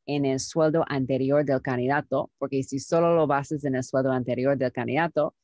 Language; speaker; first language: Spanish; non-native, fluent; English